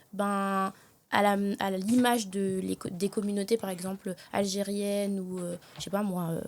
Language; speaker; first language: French; native; French